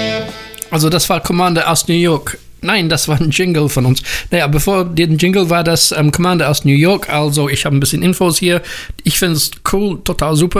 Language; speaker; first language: German; non-native, learner; English